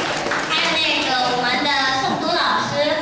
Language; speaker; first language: Chinese; non-native, fluent; Lao